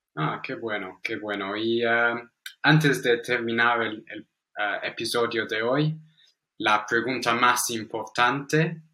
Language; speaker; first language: Spanish; non-native, fluent; English